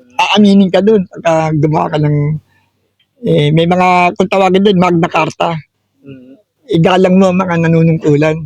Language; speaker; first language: Filipino; native; Filipino